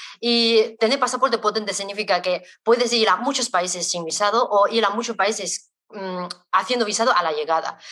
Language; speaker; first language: Spanish; non-native, fluent; Chinese